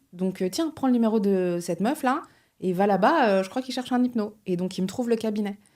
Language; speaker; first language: French; early bilingual, other home language; Portuguese